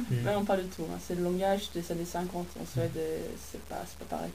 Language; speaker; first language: French; non-native, fluent; Swedish